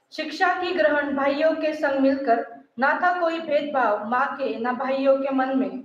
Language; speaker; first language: Hindi; non-native, local second language; Marathi